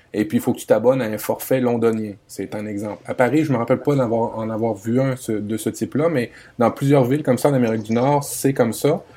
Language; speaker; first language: French; native; French